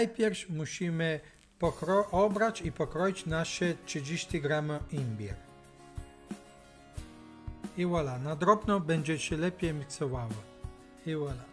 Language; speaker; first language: Polish; non-native, learner; Italian